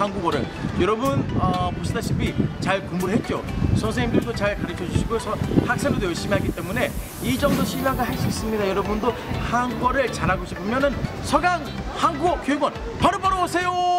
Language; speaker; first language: Korean; non-native, fluent; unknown